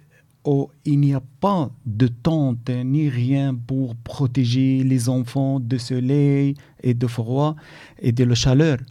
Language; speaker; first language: French; non-native, learner; Arabic